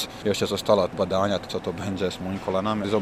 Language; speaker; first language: Polish; non-native, fluent; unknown